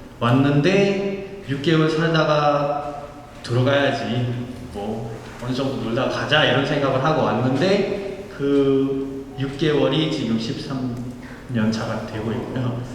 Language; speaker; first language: Korean; non-native, fluent; Nepali